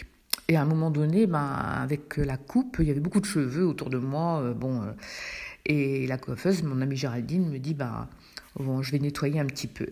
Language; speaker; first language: French; native; French